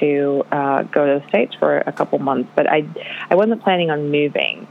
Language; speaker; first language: English; non-native, local second language; Polish